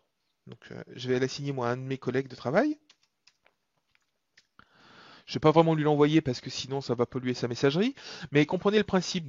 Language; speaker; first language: French; native; French